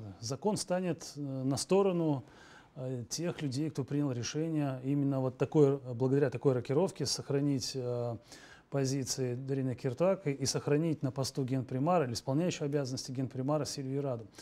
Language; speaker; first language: Russian; native; Russian